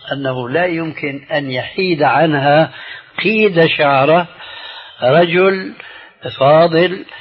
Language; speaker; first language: Arabic; early bilingual, other home language; Albanian